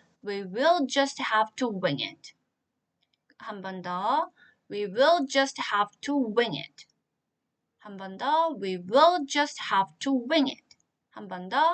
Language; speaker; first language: English; non-native, fluent; Korean